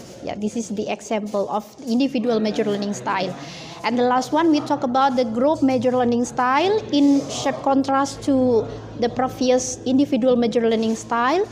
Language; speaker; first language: English; non-native, fluent; Indonesian